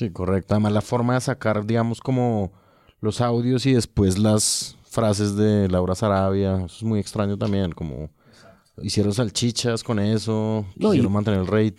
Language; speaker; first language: Spanish; native; Spanish